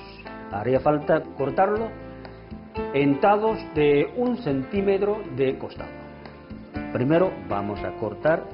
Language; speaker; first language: Spanish; non-native, fluent; Chinese